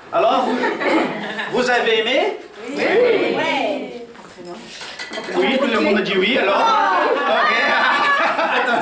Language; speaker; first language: French; non-native, fluent; Portuguese